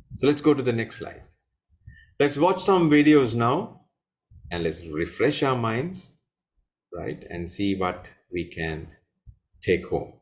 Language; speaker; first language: English; non-native, local second language; Sinhala